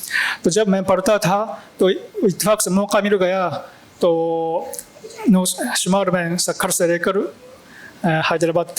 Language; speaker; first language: Hindi; non-native, fluent; Japanese